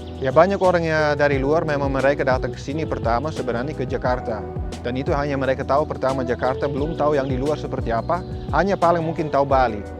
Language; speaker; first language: Indonesian; non-native, fluent; Dutch